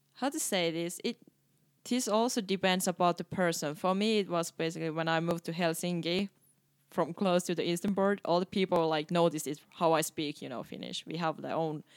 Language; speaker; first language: English; non-native, fluent; Finnish